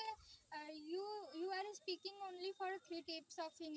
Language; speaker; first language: English; non-native, learner; Hindi